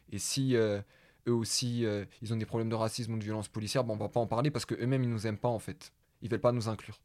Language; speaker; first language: French; native; French